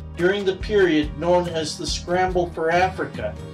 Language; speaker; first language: English; native; English